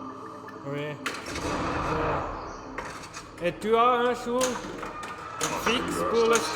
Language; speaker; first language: French; non-native, local second language; German